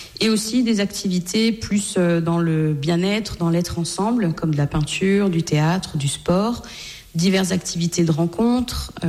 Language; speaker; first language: French; native; French